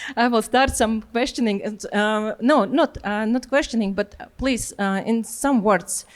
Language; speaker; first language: English; non-native, learner; Latvian